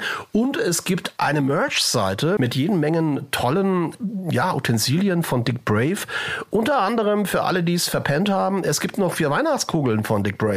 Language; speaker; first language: German; native; German